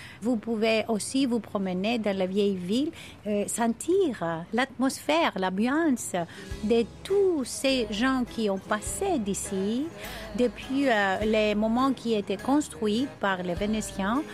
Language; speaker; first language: French; non-native, fluent; Greek